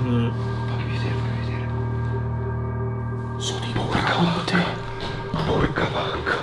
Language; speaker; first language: Italian; native; Italian